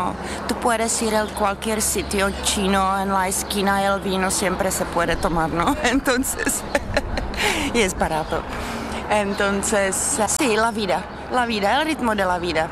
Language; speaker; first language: Spanish; non-native, learner; Czech